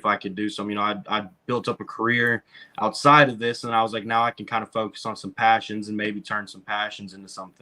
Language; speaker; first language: English; native; English